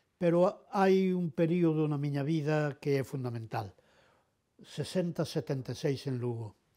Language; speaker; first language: Galician; non-native, local second language; Spanish